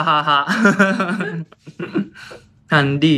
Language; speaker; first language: Chinese; non-native, learner; Japanese